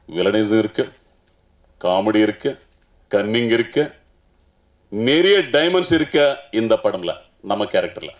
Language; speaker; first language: Tamil; non-native, learner; Telugu